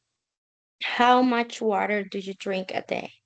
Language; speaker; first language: English; non-native, learner; Spanish